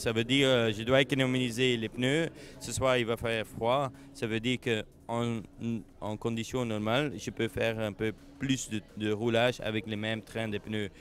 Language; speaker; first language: French; non-native, fluent; Dutch